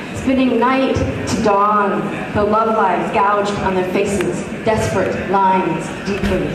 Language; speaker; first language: English; early bilingual, other home language; Vietnamese